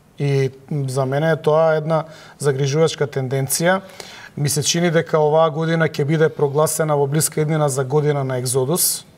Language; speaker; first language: Macedonian; native; Macedonian